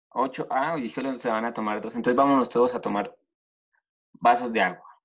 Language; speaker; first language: Spanish; native; Spanish